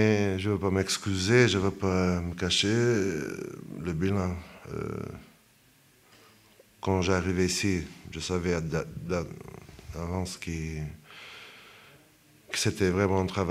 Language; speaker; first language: French; non-native, fluent; Portuguese